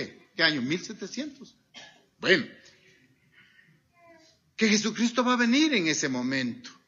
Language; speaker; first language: Spanish; native; Spanish